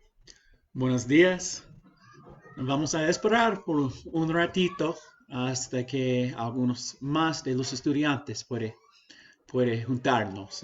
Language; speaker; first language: Spanish; non-native, fluent; English